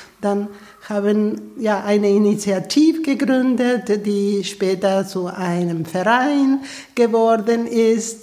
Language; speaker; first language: German; non-native, fluent; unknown